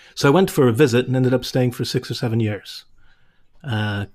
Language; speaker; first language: English; native; English